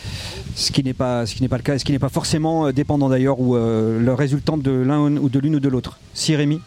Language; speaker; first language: French; native; French